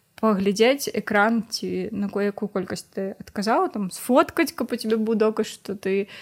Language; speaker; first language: Belarusian; non-native, local second language; Russian